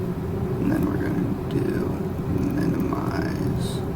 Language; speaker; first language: English; native; English